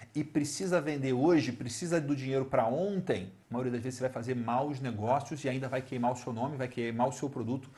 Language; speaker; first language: Portuguese; native; Portuguese